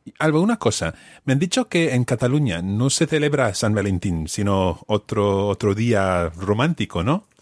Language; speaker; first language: Spanish; non-native, fluent; English